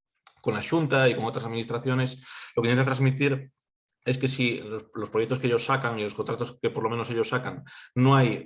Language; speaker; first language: Spanish; native; Spanish